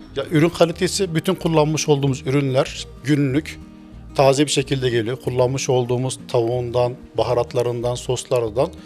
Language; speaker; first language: Turkish; native; Turkish